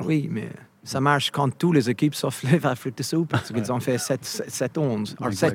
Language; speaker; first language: French; non-native, fluent; English